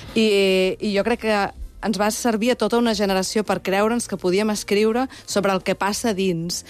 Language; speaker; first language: Catalan; native; Catalan